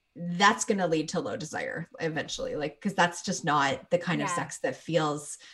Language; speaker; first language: English; native; English